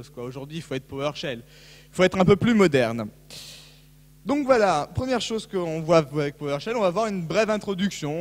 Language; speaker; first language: French; native; French